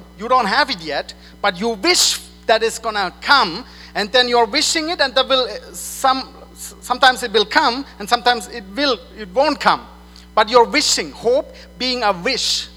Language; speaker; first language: English; non-native, fluent; German